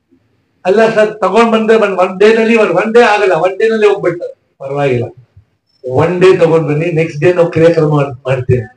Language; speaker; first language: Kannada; non-native, local second language; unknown